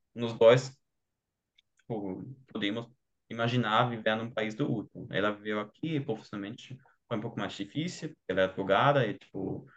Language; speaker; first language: Portuguese; non-native, fluent; German